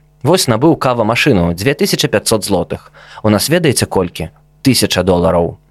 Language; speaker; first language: Belarusian; native; Belarusian